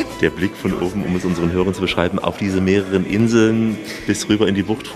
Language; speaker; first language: German; native; German